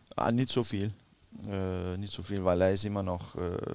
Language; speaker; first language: German; non-native, learner; Danish